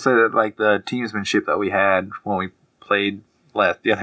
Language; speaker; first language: English; native; English